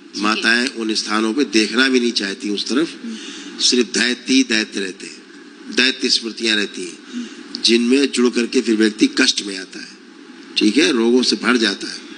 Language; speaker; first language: Hindi; native; Hindi